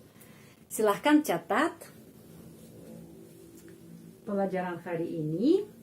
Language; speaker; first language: Indonesian; non-native, fluent; Russian